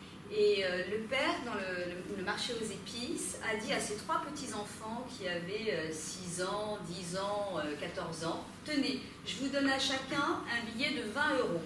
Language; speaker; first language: French; native; French